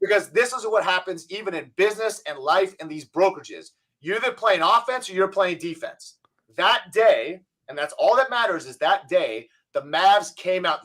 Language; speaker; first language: English; native; English